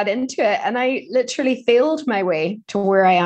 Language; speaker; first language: English; native; English